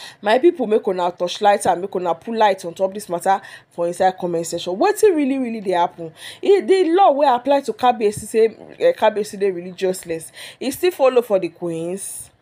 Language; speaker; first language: Nigerian Pidgin; non-native, local second language; Yoruba